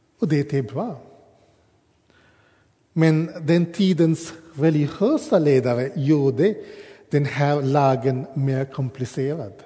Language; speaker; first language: Swedish; non-native, fluent; English